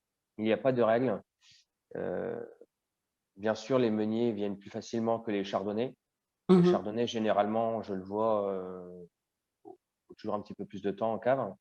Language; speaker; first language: French; native; French